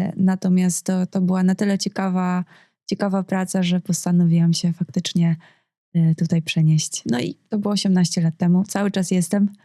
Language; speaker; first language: Polish; native; Polish